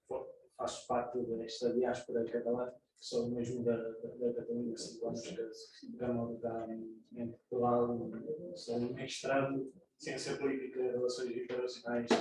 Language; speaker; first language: Portuguese; non-native, fluent; Catalan